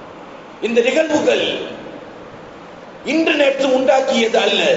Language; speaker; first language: Tamil; native; Tamil